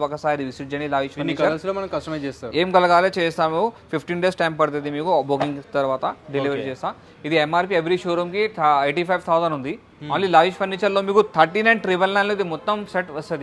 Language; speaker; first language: Telugu; non-native, local second language; Urdu